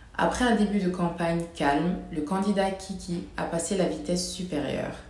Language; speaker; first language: French; non-native, local second language; Ngazidja Comorian